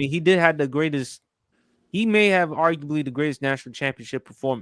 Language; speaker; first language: English; native; English